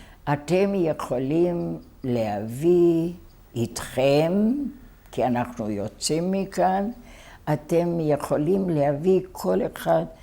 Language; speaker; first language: Hebrew; non-native, fluent; Hungarian